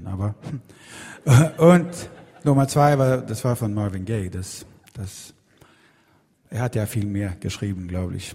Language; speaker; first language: German; non-native, fluent; Swedish